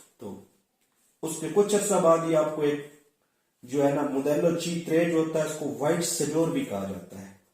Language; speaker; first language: Urdu; non-native, local second language; Punjabi